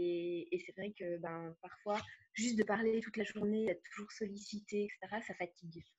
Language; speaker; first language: French; native; French